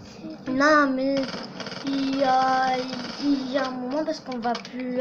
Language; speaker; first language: French; native; French